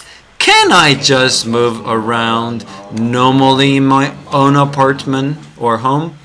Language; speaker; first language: English; non-native, fluent; Korean